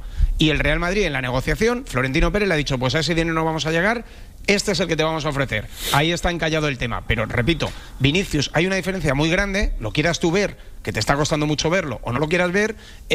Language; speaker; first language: Spanish; native; Spanish